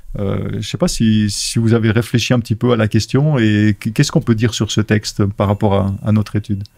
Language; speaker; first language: French; native; French